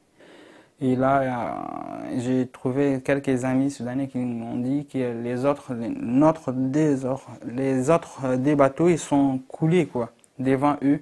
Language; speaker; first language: French; non-native, local second language; Arabic